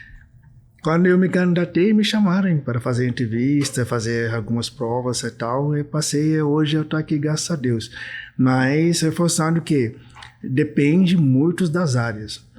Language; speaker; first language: Portuguese; non-native, fluent; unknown